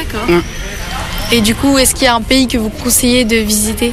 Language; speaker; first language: French; native; French